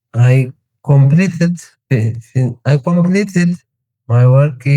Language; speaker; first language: English; non-native, learner; Tigrinya